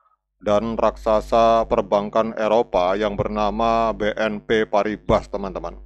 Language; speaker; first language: Indonesian; native; Indonesian